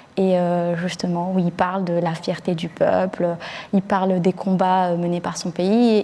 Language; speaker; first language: French; early bilingual, other home language; Arabic